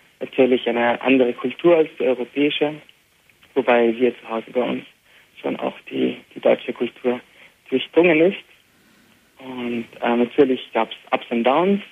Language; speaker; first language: German; early bilingual, heritage; Arabic